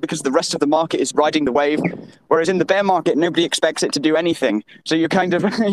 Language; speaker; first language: English; native; English